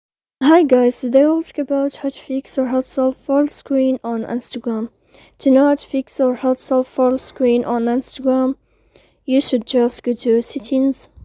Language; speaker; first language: English; non-native, fluent; Arabic